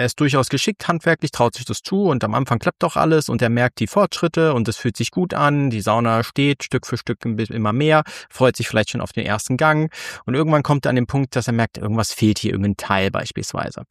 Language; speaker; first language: German; native; German